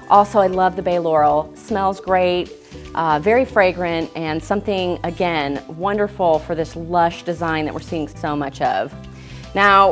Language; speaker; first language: English; native; English